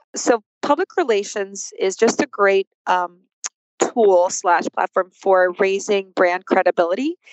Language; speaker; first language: English; early bilingual, other home language; Russian